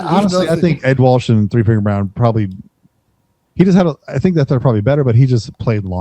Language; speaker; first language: English; native; English